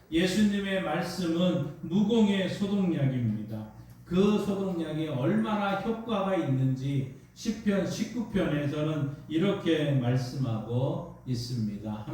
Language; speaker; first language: Korean; native; Korean